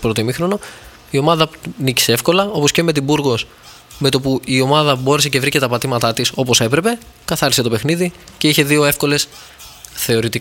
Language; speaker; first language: Greek; native; Greek